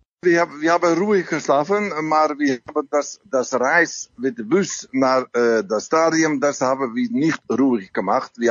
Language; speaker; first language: German; non-native, learner; Dutch